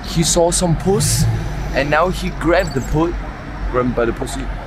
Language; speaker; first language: English; non-native, fluent; German